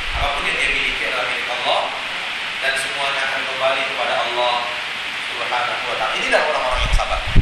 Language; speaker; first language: Indonesian; non-native, local second language; Minangkabau